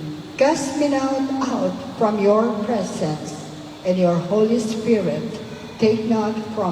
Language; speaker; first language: English; non-native, local second language; Filipino